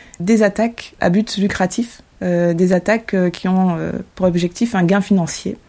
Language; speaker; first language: French; native; French